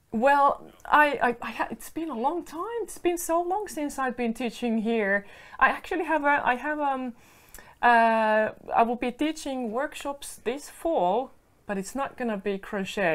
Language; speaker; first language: English; non-native, fluent; Finnish